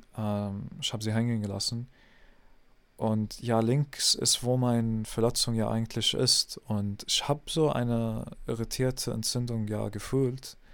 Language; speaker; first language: German; non-native, fluent; English